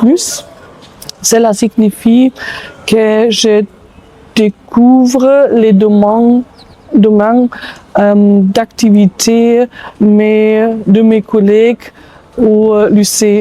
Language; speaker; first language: French; non-native, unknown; German